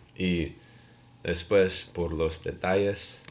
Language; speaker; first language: Spanish; non-native, learner; English